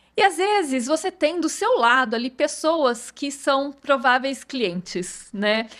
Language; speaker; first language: Portuguese; native; Portuguese